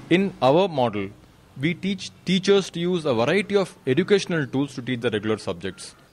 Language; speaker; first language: English; non-native, local second language; Kannada